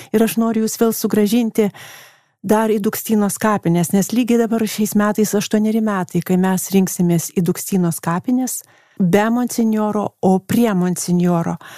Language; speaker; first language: Lithuanian; native; Lithuanian